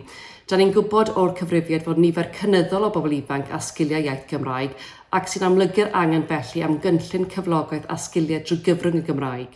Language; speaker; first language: Welsh; native; Welsh